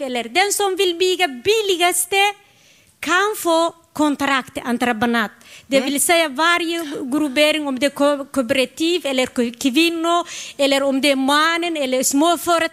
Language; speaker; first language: Swedish; non-native, learner; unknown